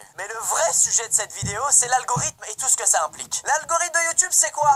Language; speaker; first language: French; native; French